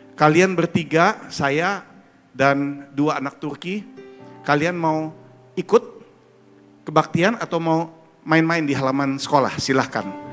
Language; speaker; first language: Indonesian; early bilingual, heritage; German